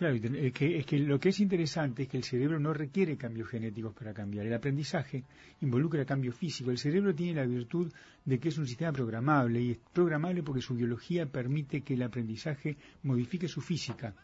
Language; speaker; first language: Spanish; native; Spanish